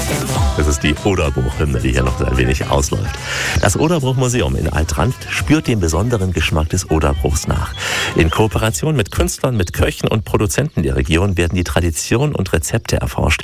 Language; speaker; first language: German; native; German